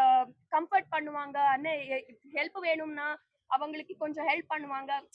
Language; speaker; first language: Tamil; non-native, fluent; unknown